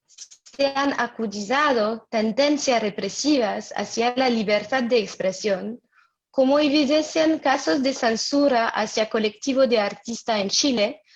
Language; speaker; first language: Spanish; non-native, fluent; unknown